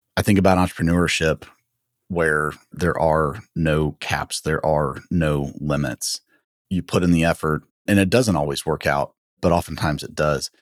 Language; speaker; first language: English; native; English